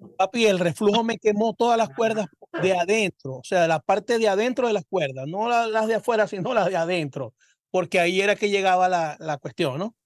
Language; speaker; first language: Spanish; native; Spanish